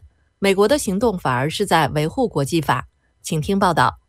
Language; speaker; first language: Chinese; native; Chinese